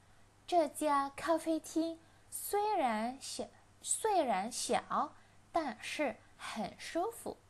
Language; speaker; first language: Chinese; non-native, fluent; Indonesian